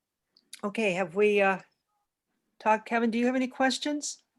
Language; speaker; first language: English; native; English